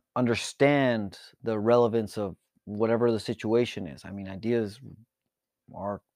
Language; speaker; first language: English; early bilingual, other home language; Spanish